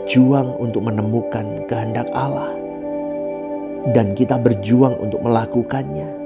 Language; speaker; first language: Indonesian; native; Indonesian